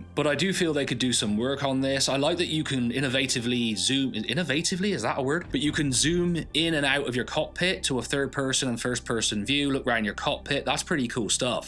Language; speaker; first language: English; native; English